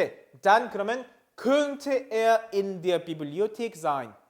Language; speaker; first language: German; non-native, fluent; Korean